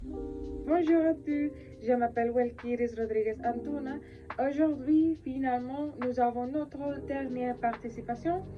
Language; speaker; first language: French; non-native, learner; Spanish